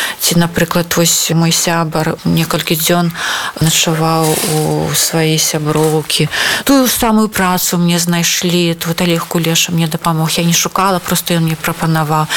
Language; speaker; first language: Belarusian; non-native, local second language; Russian